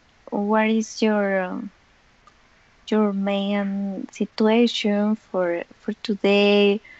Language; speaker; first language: English; non-native, learner; Spanish